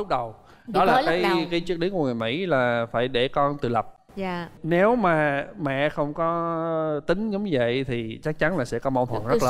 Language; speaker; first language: Vietnamese; non-native, fluent; English